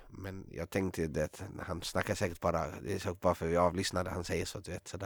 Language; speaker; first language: Swedish; native; Swedish